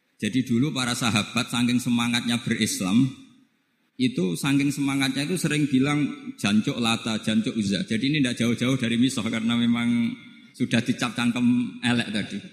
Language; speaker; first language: Indonesian; non-native, local second language; Javanese